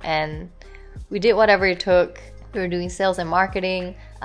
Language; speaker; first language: English; native; English